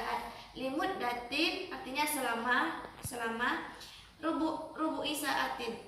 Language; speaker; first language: Indonesian; native; Indonesian